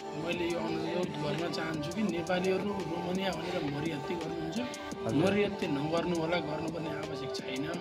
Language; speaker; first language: Nepali; native; Nepali